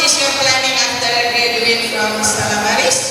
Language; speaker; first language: English; non-native, fluent; Indonesian